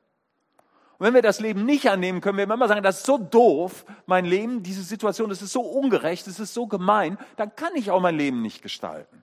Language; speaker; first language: German; native; German